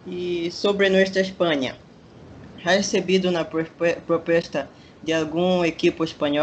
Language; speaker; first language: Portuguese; non-native, learner; Spanish